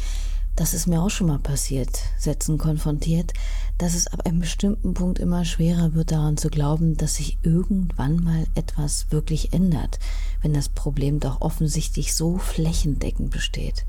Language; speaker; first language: German; native; German